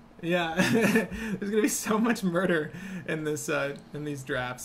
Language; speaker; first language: English; native; English